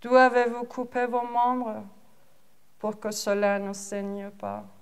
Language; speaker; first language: French; non-native, fluent; Persian